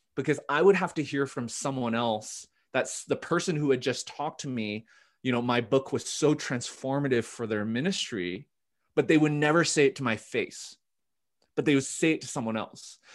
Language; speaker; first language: English; native; English